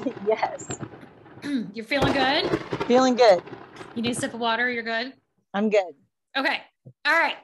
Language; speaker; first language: English; native; English